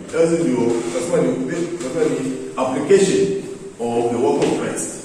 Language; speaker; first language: English; non-native, local second language; Swahili